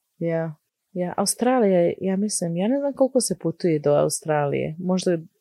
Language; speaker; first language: Croatian; early bilingual, heritage; Croatian